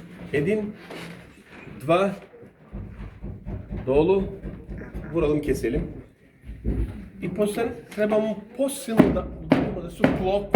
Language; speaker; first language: Bulgarian; non-native, learner; Serbian